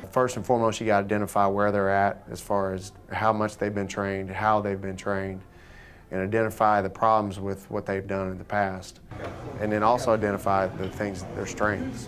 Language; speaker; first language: English; native; English